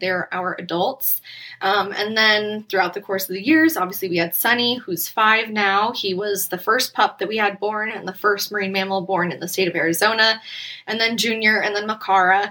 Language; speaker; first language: English; native; English